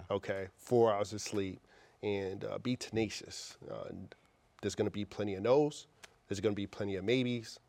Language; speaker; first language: English; native; English